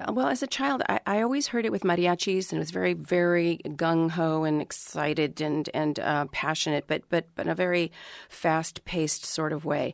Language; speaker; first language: English; early bilingual, other home language; Spanish